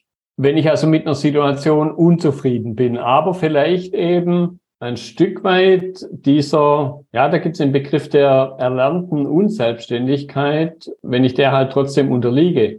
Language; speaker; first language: German; native; German